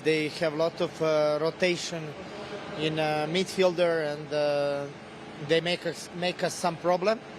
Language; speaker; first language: English; non-native, fluent; Serbian